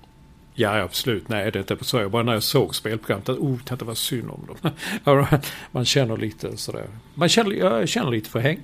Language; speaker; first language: Swedish; native; Swedish